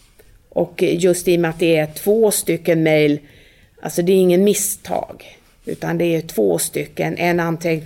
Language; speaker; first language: Swedish; native; Swedish